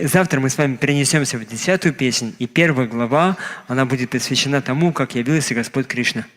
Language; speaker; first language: Russian; native; Russian